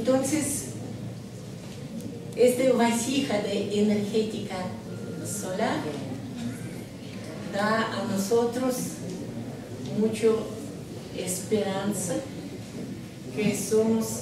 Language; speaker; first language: Spanish; non-native, learner; Russian